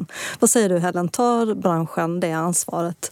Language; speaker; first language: Swedish; native; Swedish